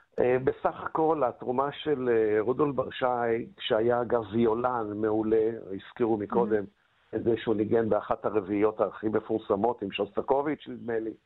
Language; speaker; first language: Hebrew; native; Hebrew